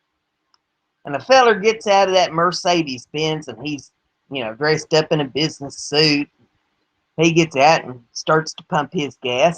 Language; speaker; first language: English; native; English